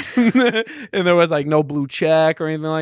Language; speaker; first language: English; native; English